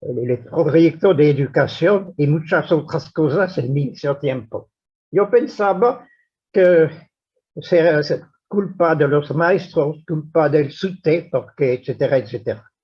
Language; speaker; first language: Spanish; non-native, fluent; French